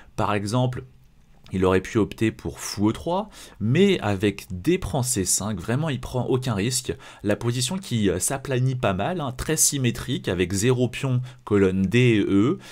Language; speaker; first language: French; native; French